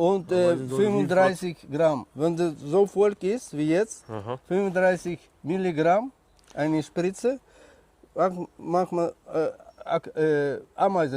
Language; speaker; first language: German; non-native, learner; Russian